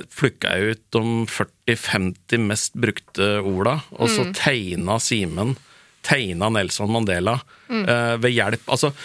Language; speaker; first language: Norwegian; native; Norwegian